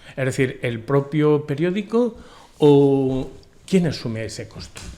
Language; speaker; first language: Spanish; non-native, local second language; Catalan